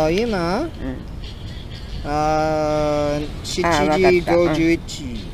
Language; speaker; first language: Japanese; non-native, learner; English